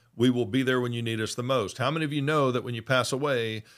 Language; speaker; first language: English; native; English